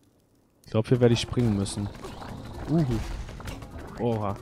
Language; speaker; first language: German; native; German